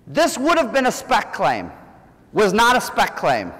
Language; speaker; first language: English; native; English